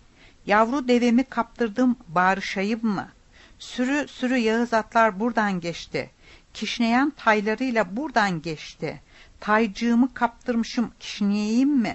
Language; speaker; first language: Turkish; native; Turkish